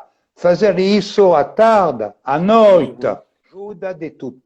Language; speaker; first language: Portuguese; non-native, fluent; French